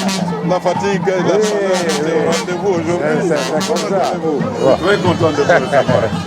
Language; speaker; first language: French; non-native, local second language; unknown